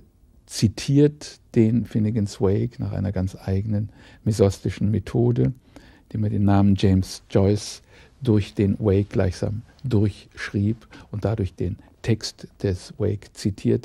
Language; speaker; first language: German; native; German